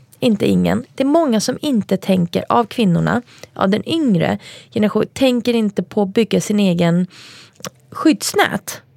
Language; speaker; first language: Swedish; early bilingual, other home language; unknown